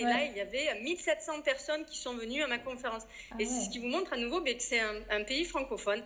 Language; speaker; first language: French; native; French